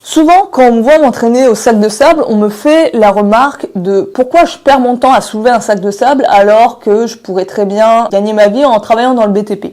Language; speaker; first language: French; native; French